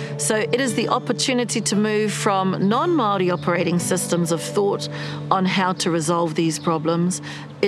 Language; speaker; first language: English; native; English